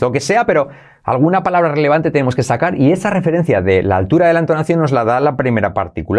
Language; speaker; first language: Spanish; native; Spanish